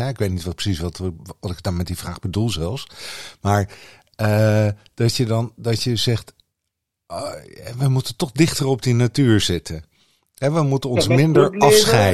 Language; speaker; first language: Dutch; native; Dutch